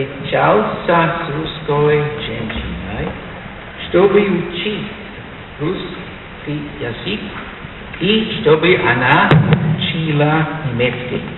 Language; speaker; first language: Russian; non-native, learner; German